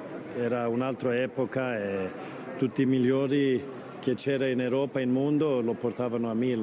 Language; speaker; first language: Italian; non-native, fluent; Swedish